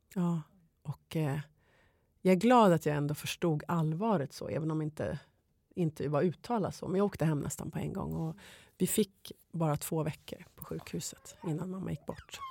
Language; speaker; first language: Swedish; native; Swedish